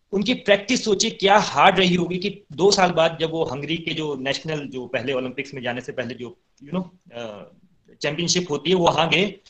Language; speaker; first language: Hindi; native; Hindi